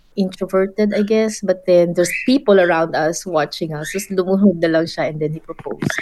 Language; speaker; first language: English; non-native, local second language; Filipino